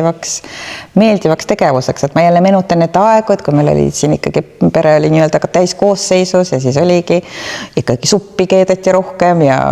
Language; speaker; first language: Estonian; native; Estonian